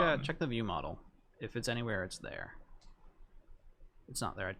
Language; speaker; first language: English; native; English